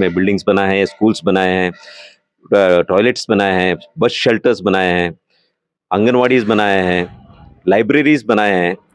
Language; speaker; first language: Hindi; non-native, local second language; Malayalam